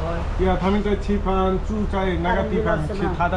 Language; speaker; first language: Chinese; non-native, learner; Bangla